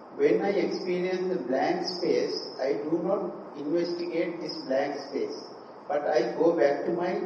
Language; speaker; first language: English; non-native, local second language; Sinhala